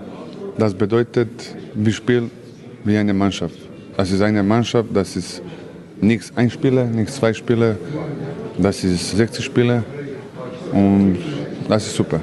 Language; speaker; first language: German; non-native, learner; Croatian